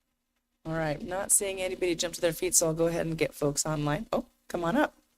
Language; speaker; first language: English; native; English